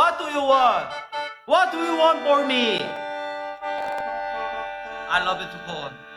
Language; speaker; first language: English; non-native, learner; Korean